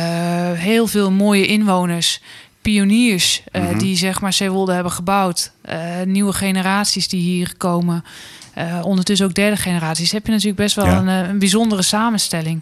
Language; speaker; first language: Dutch; native; Dutch